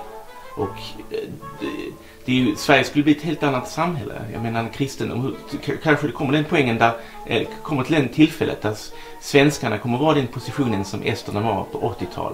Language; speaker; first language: Swedish; native; Swedish